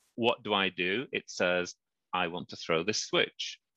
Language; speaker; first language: English; native; English